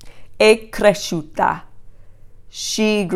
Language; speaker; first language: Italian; non-native, fluent; English